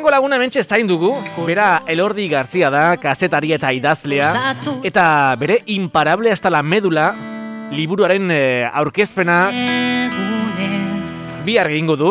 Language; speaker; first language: Basque; native; Basque